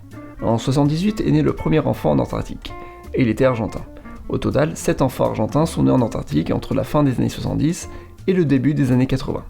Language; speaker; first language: French; native; French